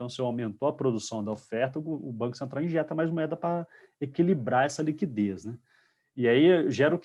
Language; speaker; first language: Portuguese; native; Portuguese